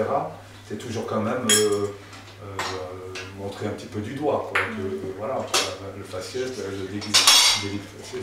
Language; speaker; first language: French; native; French